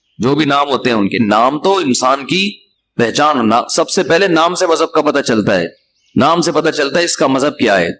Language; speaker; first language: Urdu; native; Urdu